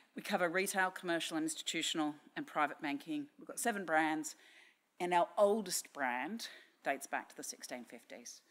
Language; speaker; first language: English; native; English